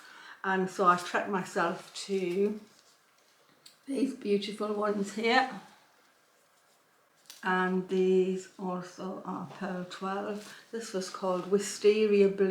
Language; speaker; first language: English; native; English